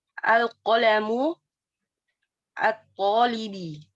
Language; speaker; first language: Arabic; non-native, learner; Indonesian